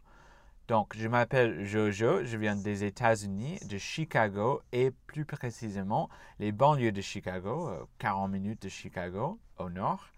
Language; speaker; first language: French; non-native, fluent; English